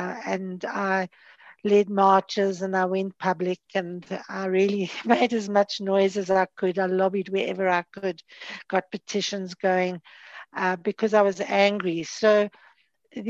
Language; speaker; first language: English; native; English